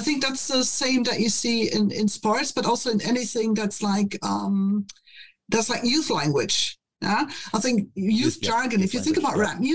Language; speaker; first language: English; non-native, fluent; German